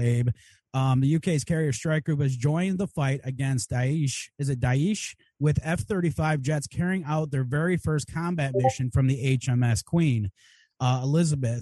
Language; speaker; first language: English; native; English